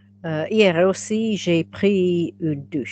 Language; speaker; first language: French; non-native, learner; English